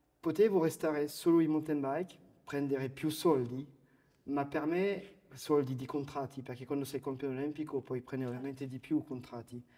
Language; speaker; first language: Italian; non-native, fluent; French